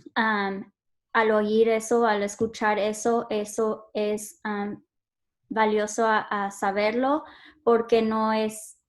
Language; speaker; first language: Spanish; early bilingual, heritage; Spanish